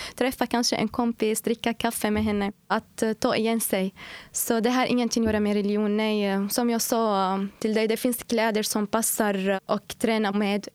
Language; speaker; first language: Swedish; non-native, fluent; Arabic